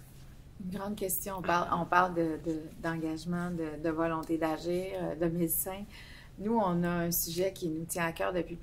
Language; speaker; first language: French; native; French